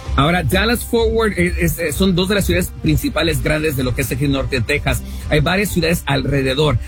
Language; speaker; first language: Spanish; early bilingual, heritage; Spanish